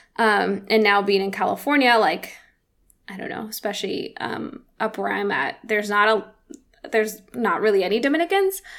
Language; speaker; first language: English; early bilingual, other home language; Spanish